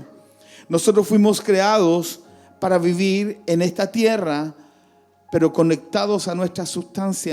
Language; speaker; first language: Spanish; native; Spanish